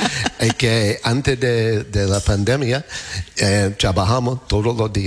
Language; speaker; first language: Spanish; non-native, learner; English